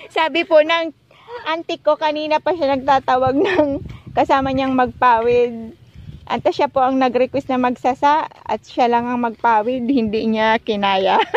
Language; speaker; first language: Filipino; non-native, local second language; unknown